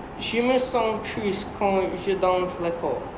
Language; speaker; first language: French; non-native, learner; English